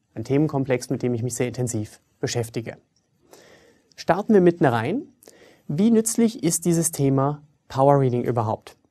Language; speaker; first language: German; early bilingual, other home language; English